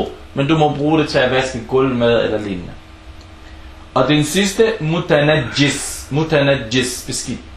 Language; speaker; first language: Danish; early bilingual, other home language; Arabic